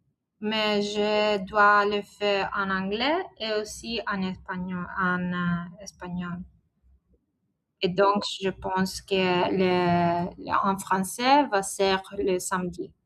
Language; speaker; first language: French; non-native, learner; Italian